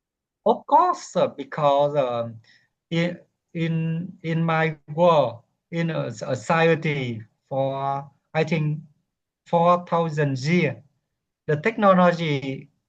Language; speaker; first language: English; non-native, learner; Vietnamese